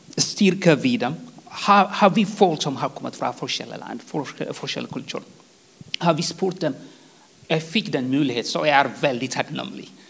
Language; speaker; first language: Swedish; non-native, fluent; Tigrinya